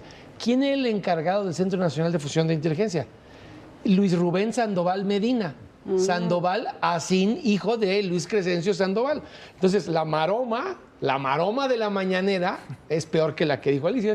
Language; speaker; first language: Spanish; native; Spanish